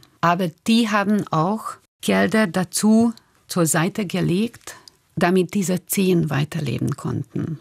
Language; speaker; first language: German; non-native, fluent; Hungarian